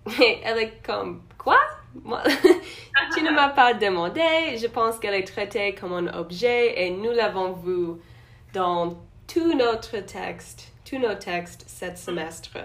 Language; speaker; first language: French; non-native, learner; English